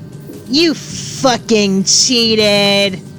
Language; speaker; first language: English; native; English